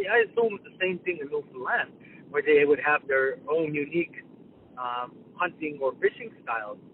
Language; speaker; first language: English; non-native, fluent; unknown